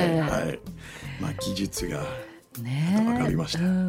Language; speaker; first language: Japanese; non-native, learner; English